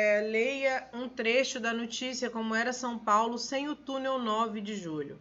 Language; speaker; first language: Portuguese; native; Portuguese